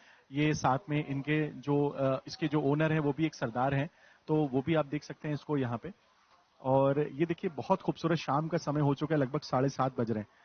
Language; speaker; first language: Hindi; native; Hindi